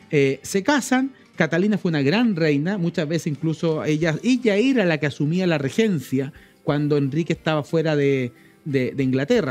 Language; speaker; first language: Spanish; native; Spanish